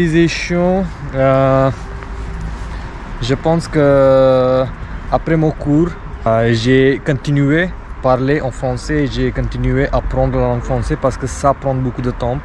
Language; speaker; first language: French; non-native, learner; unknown